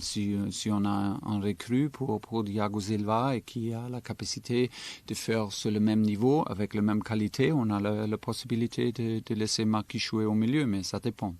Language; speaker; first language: French; non-native, fluent; German